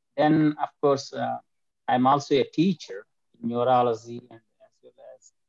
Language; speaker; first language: English; non-native, local second language; Telugu